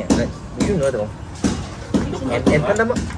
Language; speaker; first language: Vietnamese; non-native, learner; Korean